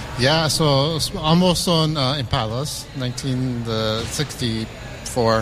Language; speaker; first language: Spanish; early bilingual, heritage; English